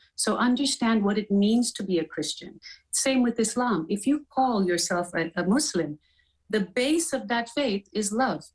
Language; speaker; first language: English; native; English